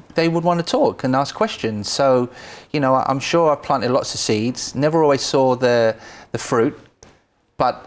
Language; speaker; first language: English; native; English